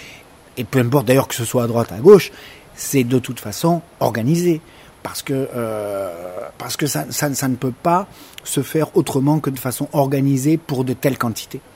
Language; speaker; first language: French; native; French